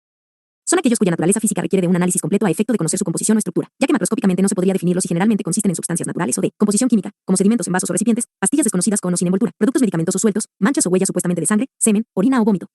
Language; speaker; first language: Spanish; native; Spanish